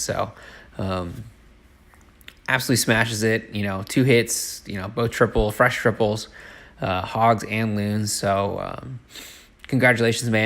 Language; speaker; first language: English; native; English